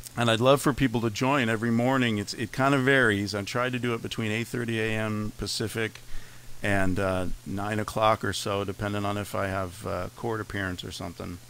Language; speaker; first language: English; native; English